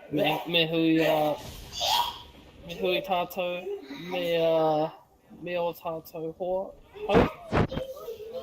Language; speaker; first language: Māori; non-native, local second language; English